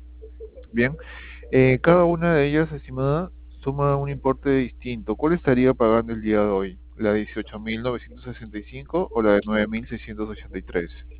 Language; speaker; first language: Spanish; native; Spanish